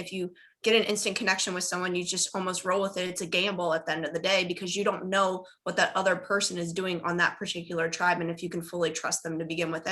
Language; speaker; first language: English; native; English